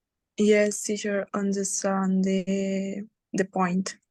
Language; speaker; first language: English; non-native, learner; Spanish